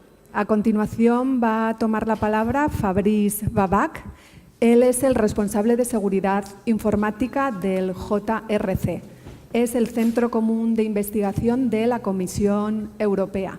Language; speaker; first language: Spanish; native; Spanish